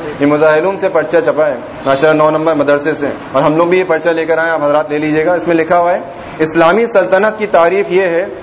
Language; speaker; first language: Urdu; native; Urdu